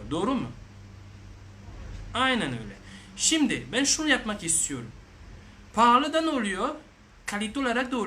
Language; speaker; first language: Turkish; non-native, learner; French